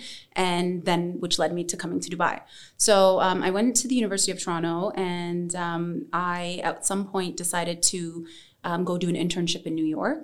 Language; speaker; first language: English; native; English